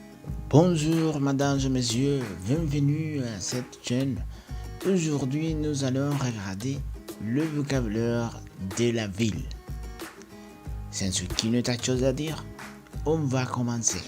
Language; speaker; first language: French; non-native, fluent; Spanish